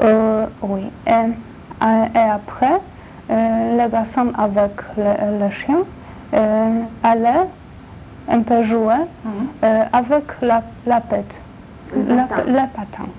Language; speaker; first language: French; non-native, learner; Polish